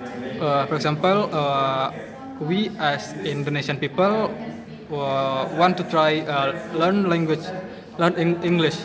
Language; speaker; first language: English; non-native, learner; Indonesian